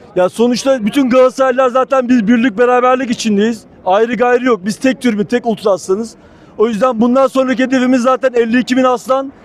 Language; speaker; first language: Turkish; native; Turkish